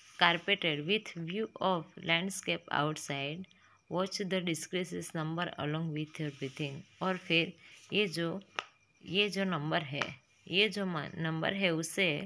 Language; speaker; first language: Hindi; non-native, local second language; Gujarati